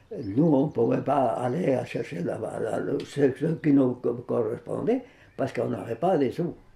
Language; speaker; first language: French; non-native, fluent; Spanish